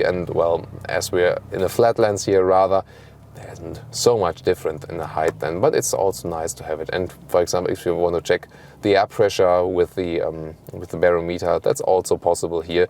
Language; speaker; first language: English; non-native, fluent; German